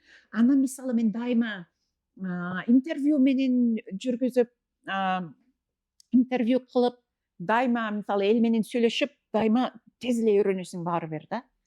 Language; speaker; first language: Kyrgyz; non-native, fluent; English